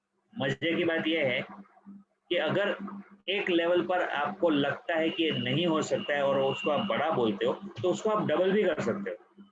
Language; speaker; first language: Hindi; native; Hindi